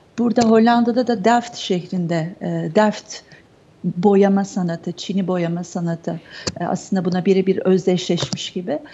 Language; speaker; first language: Turkish; native; Turkish